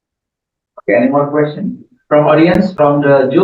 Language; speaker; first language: English; non-native, learner; Indonesian